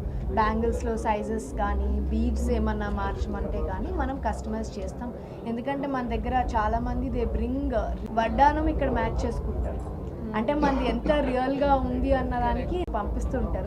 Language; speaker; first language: Telugu; native; Telugu